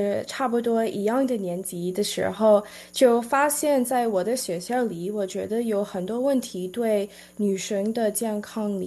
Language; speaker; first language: Chinese; early bilingual, heritage; Chinese